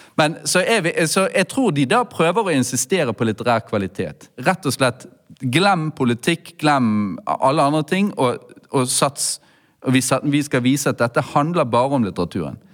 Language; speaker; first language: Norwegian; native; Norwegian